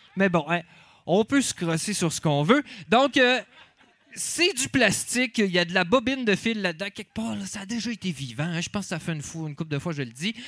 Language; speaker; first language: French; native; French